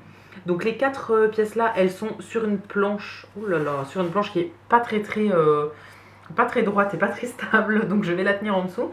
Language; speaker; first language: French; native; French